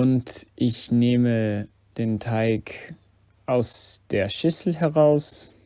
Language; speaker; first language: German; non-native, fluent; English